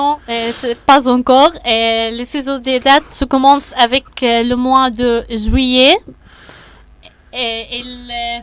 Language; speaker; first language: French; non-native, learner; Arabic